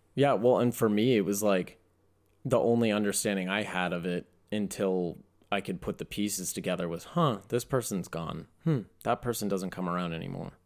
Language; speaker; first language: English; native; English